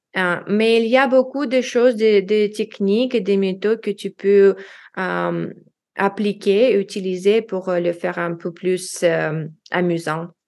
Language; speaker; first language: French; non-native, learner; Russian